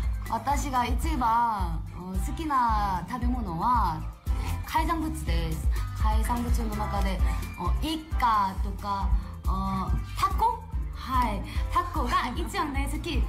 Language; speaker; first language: Japanese; non-native, learner; Korean